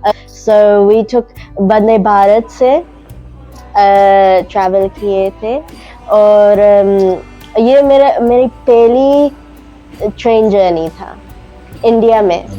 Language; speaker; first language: Hindi; early bilingual, heritage; English